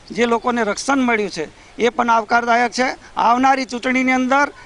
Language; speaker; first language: Gujarati; native; Gujarati